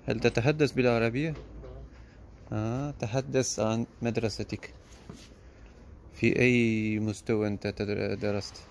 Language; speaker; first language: Arabic; non-native, learner; Tatar